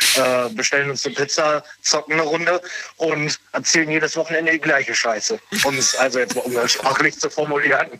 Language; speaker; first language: German; native; German